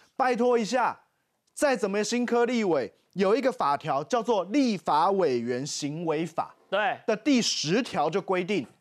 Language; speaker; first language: Chinese; native; Chinese